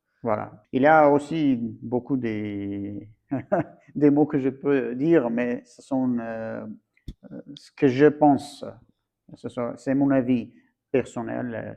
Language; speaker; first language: French; non-native, fluent; Armenian